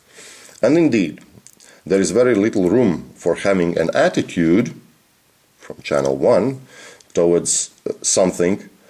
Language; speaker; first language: English; non-native, fluent; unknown